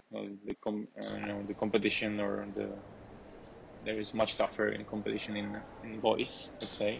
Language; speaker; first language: English; non-native, learner; Czech